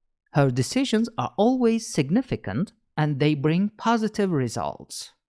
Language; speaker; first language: English; non-native, fluent; Turkish